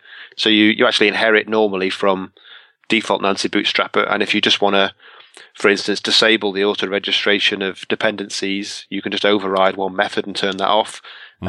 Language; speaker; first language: English; native; English